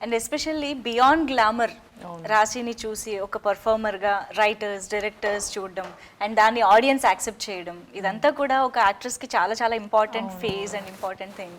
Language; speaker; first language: Telugu; native; Telugu